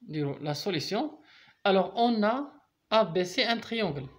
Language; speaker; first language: French; non-native, local second language; Arabic